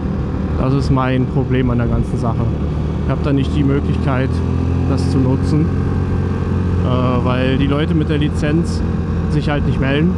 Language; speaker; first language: German; native; German